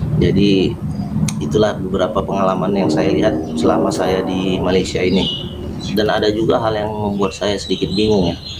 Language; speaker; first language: Indonesian; native; Indonesian